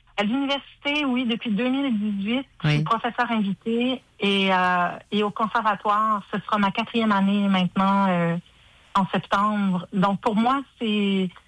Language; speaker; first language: French; native; French